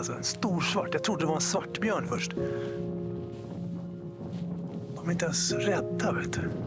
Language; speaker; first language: Swedish; native; Swedish